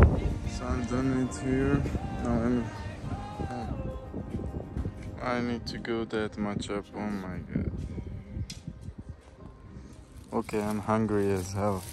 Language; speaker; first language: English; non-native, local second language; Bangla